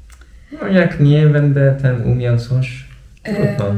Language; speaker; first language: Polish; non-native, fluent; Turkish